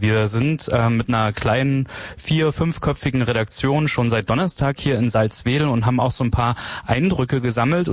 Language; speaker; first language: German; native; German